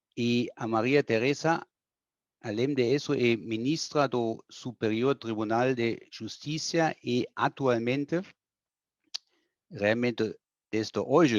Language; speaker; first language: Portuguese; non-native, fluent; German